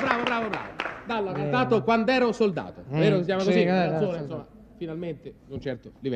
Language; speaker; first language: Italian; native; Italian